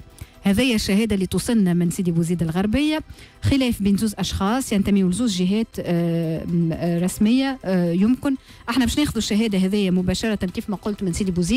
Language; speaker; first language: Arabic; native; Arabic